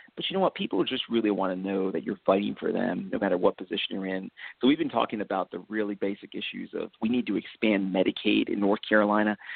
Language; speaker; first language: English; native; English